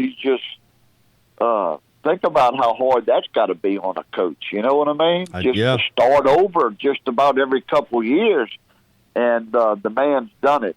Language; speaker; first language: English; native; English